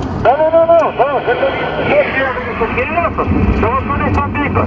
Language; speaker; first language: French; native; French